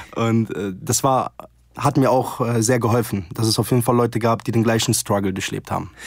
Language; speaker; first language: German; early bilingual, other home language; Arabic